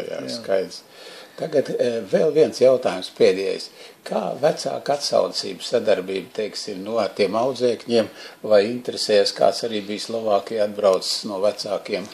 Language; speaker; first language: Latvian; native; Latvian